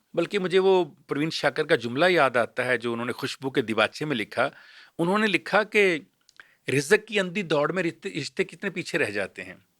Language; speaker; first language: Urdu; native; Urdu